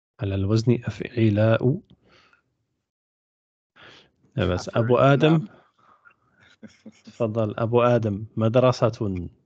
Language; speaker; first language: Arabic; non-native, fluent; English